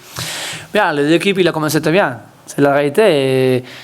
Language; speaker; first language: French; non-native, learner; Spanish